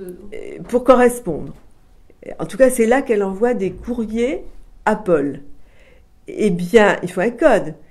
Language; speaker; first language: French; native; French